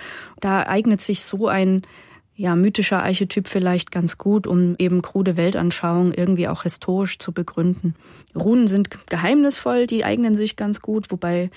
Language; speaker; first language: German; native; German